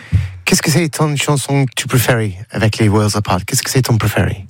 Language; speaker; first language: French; non-native, learner; English